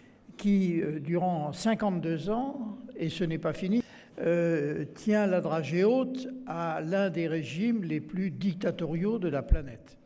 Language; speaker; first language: French; native; French